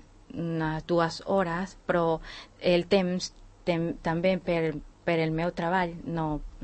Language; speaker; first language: Catalan; non-native, learner; Spanish